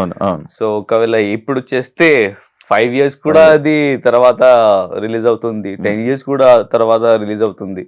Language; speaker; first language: Telugu; non-native, learner; Hindi